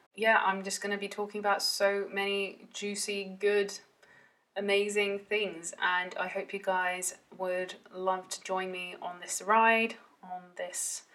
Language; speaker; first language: English; early bilingual, heritage; Dutch